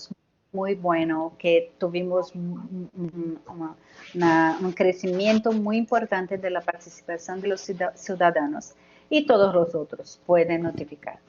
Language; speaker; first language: Spanish; non-native, learner; Portuguese